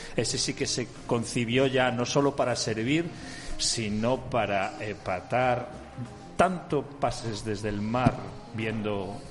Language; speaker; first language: Spanish; native; Spanish